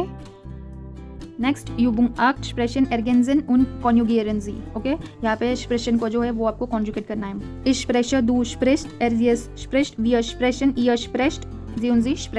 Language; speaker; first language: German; non-native, fluent; Hindi